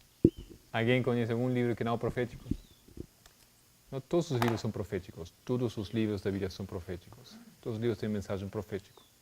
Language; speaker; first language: Portuguese; non-native, fluent; German